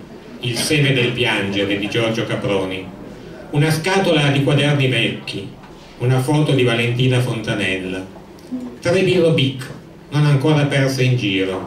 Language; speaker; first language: Italian; native; Italian